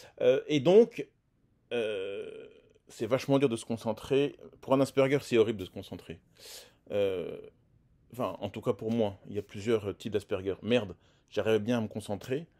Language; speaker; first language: French; native; French